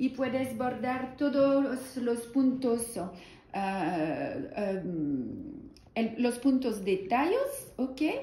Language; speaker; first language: Spanish; non-native, learner; French